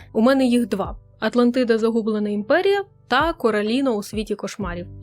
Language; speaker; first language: Ukrainian; non-native, local second language; Russian